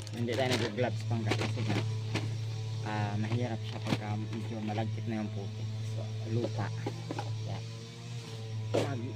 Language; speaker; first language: Filipino; non-native, local second language; Bikol